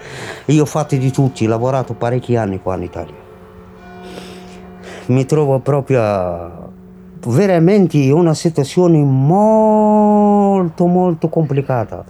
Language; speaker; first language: Italian; non-native, fluent; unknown